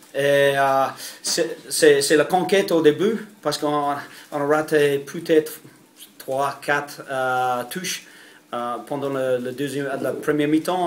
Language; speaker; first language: French; non-native, fluent; English